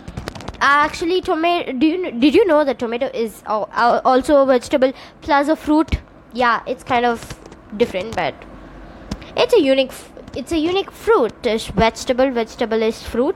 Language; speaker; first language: English; non-native, local second language; Tamil